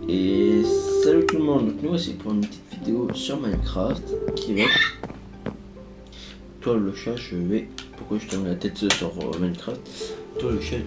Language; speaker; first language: French; native; French